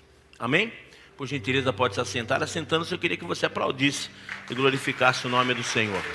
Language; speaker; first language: Portuguese; native; Portuguese